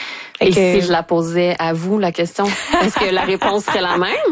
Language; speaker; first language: French; native; French